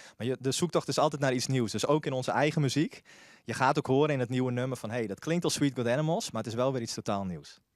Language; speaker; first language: Dutch; native; Dutch